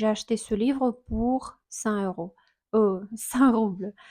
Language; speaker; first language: French; non-native, fluent; Russian